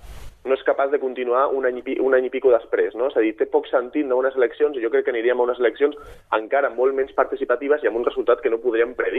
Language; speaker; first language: Catalan; native; Catalan